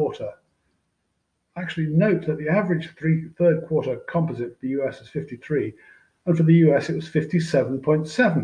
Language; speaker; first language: English; native; English